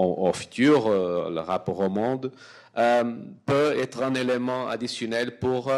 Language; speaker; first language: French; non-native, fluent; Portuguese